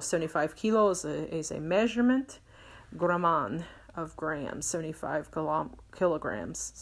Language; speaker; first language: English; native; English